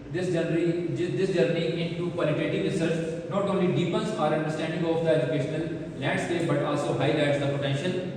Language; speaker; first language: English; non-native, local second language; Urdu